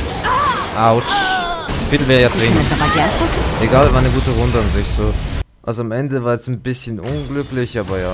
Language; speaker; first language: German; native; German